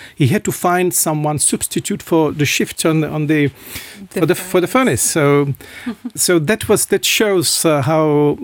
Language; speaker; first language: English; non-native, fluent; Czech